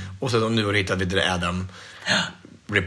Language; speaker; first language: Swedish; native; Swedish